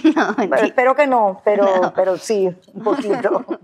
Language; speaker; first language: Spanish; native; Spanish